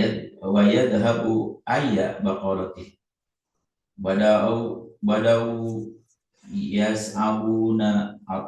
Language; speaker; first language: Arabic; non-native, learner; Indonesian